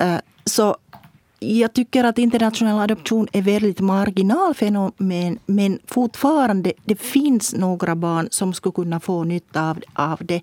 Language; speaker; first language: Swedish; non-native, local second language; Finnish